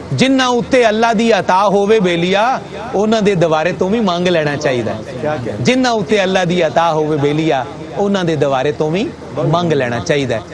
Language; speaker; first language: Urdu; non-native, local second language; Punjabi